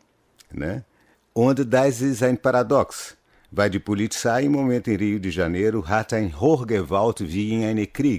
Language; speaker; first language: German; non-native, fluent; Portuguese